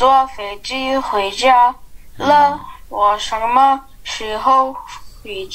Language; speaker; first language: Chinese; non-native, learner; English